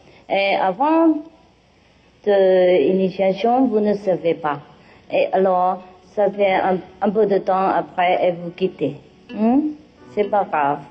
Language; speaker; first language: French; non-native, learner; Vietnamese